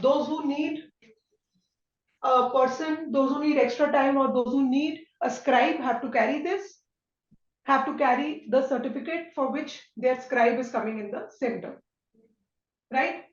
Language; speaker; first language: English; non-native, local second language; Hindi